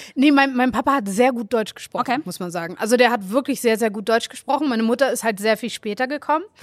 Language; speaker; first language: German; early bilingual, other home language; Kabuverdianu